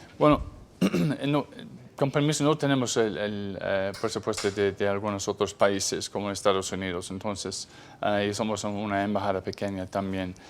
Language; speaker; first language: Spanish; non-native, fluent; English